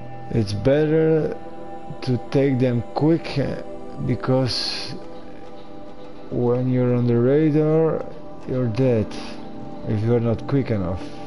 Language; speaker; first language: English; non-native, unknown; Dutch